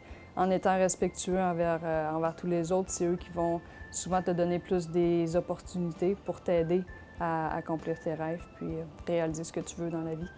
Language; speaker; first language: French; native; French